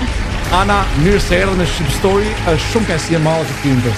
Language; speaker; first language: Albanian; native; Albanian